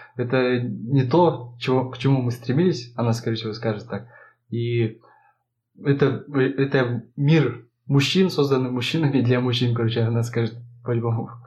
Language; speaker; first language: Russian; non-native, local second language; Kazakh